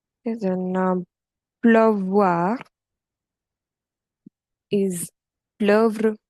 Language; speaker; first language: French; non-native, fluent; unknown